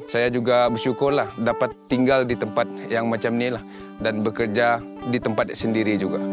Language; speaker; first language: Malay; non-native, local second language; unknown